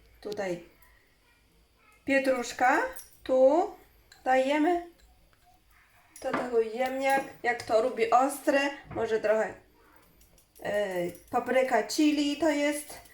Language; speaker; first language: Polish; non-native, learner; Chinese